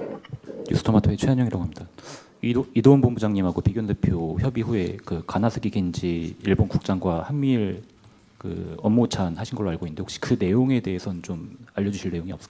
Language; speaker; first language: Korean; native; Korean